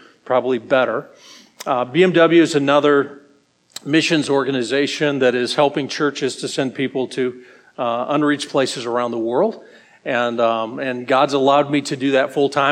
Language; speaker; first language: English; native; English